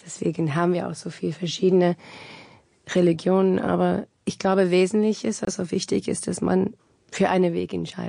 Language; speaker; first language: German; non-native, fluent; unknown